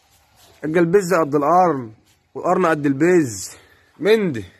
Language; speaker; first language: Arabic; native; Arabic